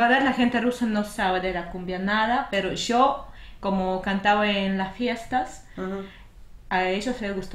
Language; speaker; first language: Spanish; non-native, learner; Russian